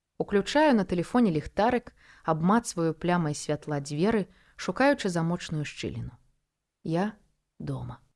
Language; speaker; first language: Belarusian; non-native, local second language; Russian